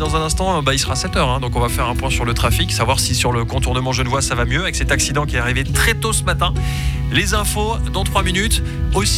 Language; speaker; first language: French; native; French